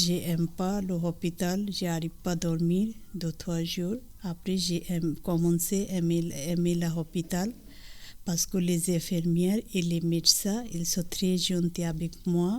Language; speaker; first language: French; non-native, learner; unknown